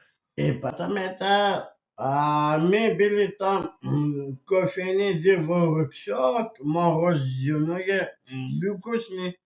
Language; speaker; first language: Russian; non-native, local second language; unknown